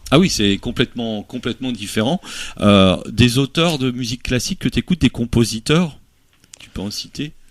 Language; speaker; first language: French; native; French